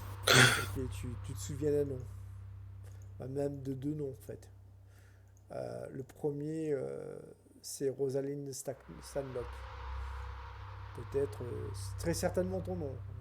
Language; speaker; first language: French; native; French